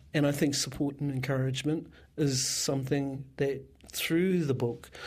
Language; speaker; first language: English; native; English